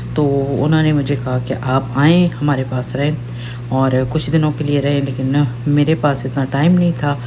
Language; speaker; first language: Urdu; non-native, local second language; Pahari-Potwari